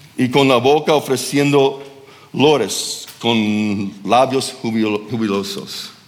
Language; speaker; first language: Spanish; non-native, fluent; English